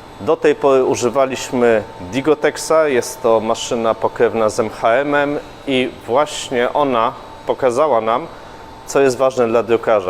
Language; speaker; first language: Polish; native; Polish